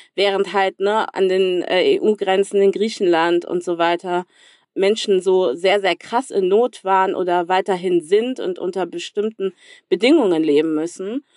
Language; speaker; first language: German; native; German